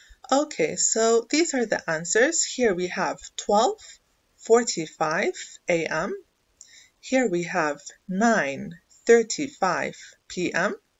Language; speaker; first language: English; non-native, fluent; Arabic